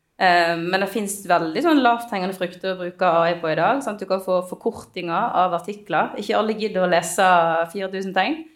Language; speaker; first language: Norwegian; native; Norwegian